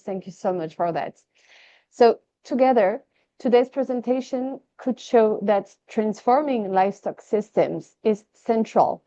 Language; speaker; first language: English; non-native, fluent; French